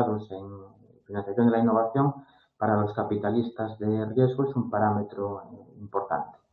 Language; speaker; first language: Spanish; native; Spanish